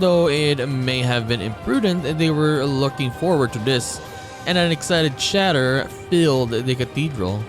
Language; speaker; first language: English; native; English